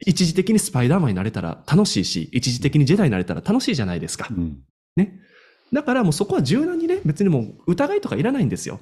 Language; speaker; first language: Japanese; native; Japanese